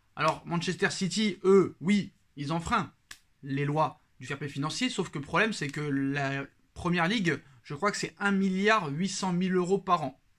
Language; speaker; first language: French; native; French